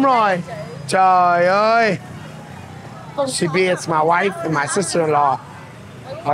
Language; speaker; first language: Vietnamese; non-native, fluent; English